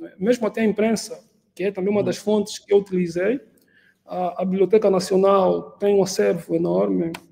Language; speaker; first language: Portuguese; native; Portuguese